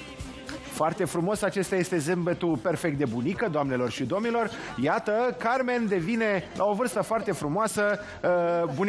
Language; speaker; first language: Romanian; native; Romanian